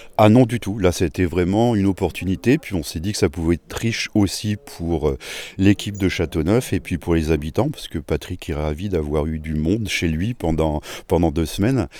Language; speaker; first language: French; native; French